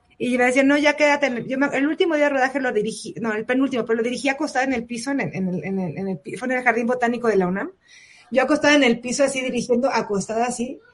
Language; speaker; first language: Spanish; native; Spanish